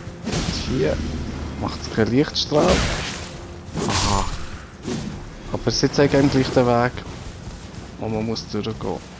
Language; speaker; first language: German; native; German